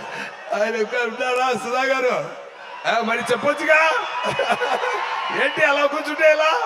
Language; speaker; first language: Telugu; non-native, fluent; Tamil